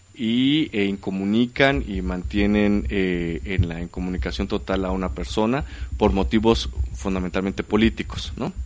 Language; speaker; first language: Spanish; native; Spanish